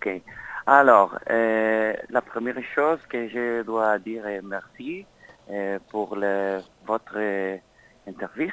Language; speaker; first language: French; non-native, learner; Spanish